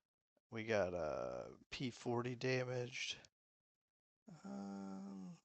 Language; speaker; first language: English; native; English